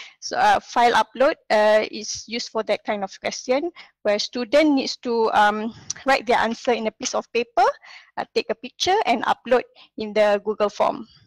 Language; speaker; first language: English; non-native, local second language; Malay